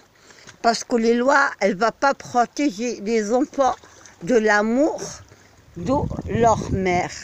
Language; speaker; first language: French; non-native, learner; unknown